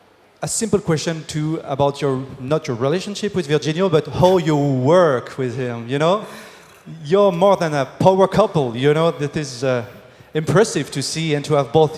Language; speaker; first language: English; non-native, fluent; French